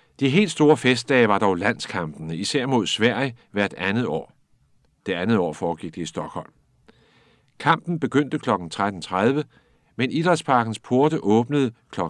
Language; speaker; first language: Danish; native; Danish